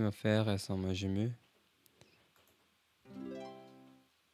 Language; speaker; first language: French; non-native, learner; English